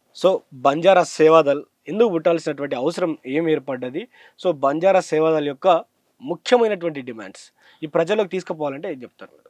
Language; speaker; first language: Telugu; native; Telugu